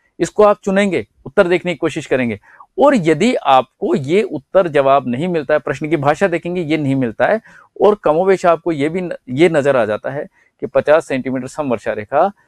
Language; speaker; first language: Hindi; native; Hindi